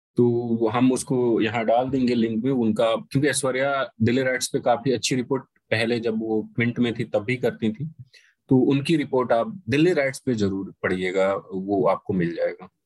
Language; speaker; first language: Hindi; native; Hindi